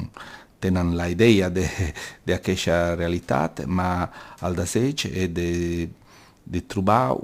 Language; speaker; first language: Catalan; non-native, local second language; Italian